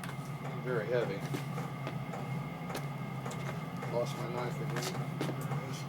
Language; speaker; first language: English; native; English